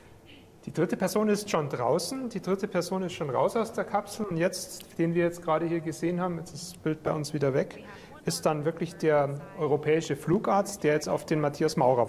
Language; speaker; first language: German; native; German